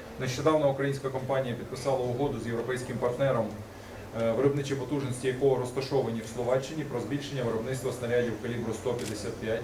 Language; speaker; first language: Ukrainian; native; Ukrainian